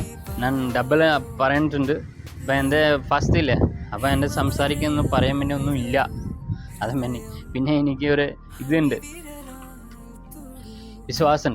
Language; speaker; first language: Malayalam; non-native, learner; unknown